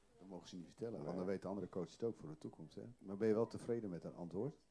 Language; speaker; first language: Dutch; native; Dutch